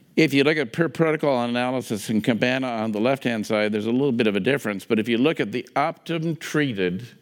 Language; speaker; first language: English; native; English